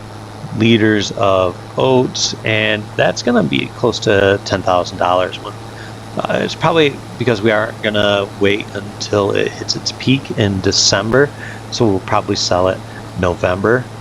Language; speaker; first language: English; native; English